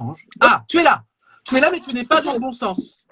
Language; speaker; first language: French; native; French